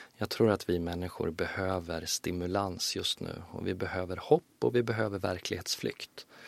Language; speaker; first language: Swedish; native; Swedish